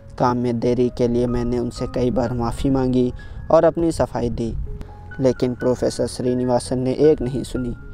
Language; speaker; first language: Hindi; native; Hindi